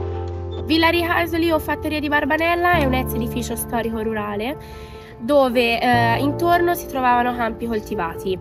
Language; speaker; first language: Italian; native; Italian